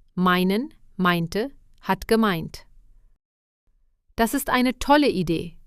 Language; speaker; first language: German; non-native, fluent; Hindi